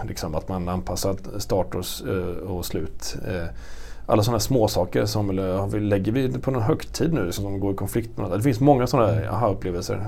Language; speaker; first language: Swedish; native; Swedish